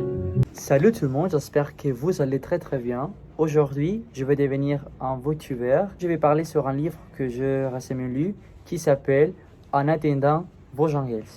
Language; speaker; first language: French; non-native, learner; Spanish